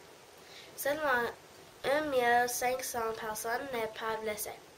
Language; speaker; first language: French; non-native, learner; English